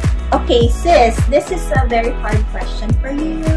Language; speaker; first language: English; non-native, local second language; Cebuano